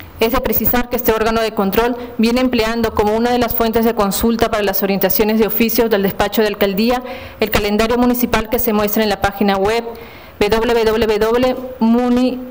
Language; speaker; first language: Spanish; native; Spanish